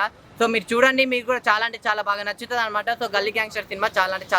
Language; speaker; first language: Telugu; native; Telugu